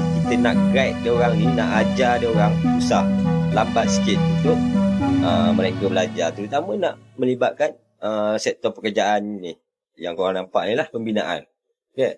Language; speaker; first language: Malay; native; Malay